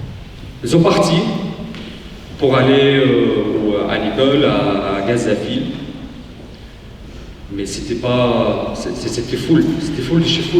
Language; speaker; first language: French; non-native, fluent; Arabic